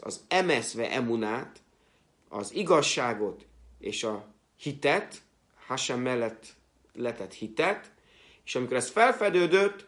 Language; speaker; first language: Hungarian; native; Hungarian